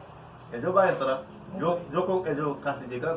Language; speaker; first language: Spanish; non-native, learner; Haitian Creole